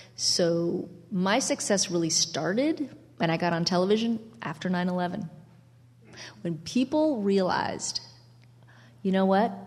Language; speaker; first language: English; early bilingual, other home language; Italian